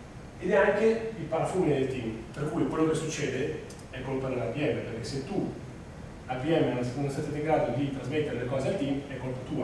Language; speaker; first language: Italian; native; Italian